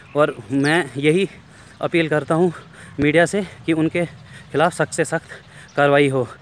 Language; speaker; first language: Hindi; native; Hindi